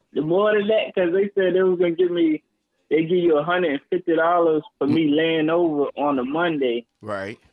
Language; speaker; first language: English; native; English